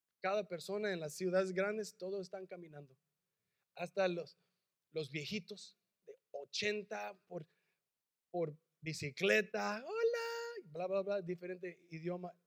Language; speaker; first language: Spanish; early bilingual, heritage; English